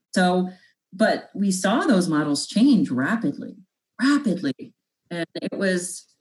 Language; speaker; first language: English; native; English